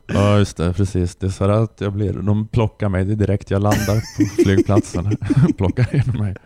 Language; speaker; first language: Swedish; native; Swedish